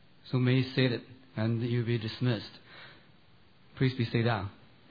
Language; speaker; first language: English; non-native, learner; Chinese